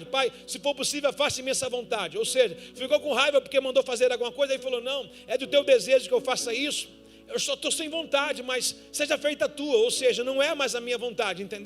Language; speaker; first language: Portuguese; native; Portuguese